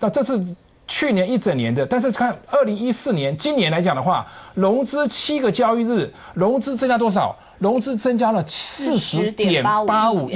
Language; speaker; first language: Chinese; native; Chinese